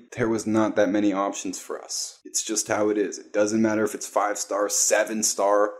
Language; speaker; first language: English; native; English